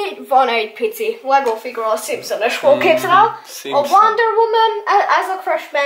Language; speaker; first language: Hungarian; early bilingual, heritage; English